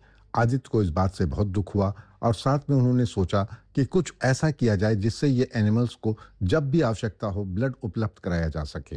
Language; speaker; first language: Hindi; native; Hindi